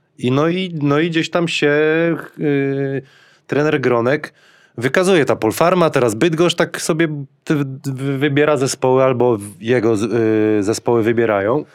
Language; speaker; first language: Polish; native; Polish